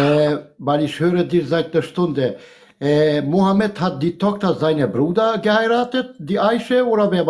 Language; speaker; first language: German; non-native, fluent; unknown